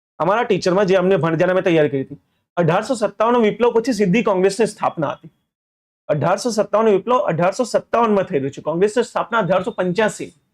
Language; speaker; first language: Gujarati; native; Gujarati